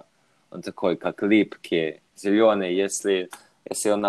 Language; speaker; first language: Russian; non-native, fluent; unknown